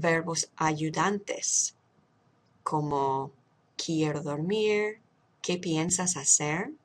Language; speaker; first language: Spanish; non-native, fluent; English